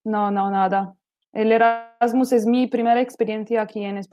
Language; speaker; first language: Spanish; non-native, learner; Italian